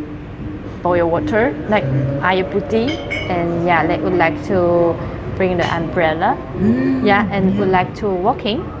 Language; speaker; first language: English; non-native, fluent; Chinese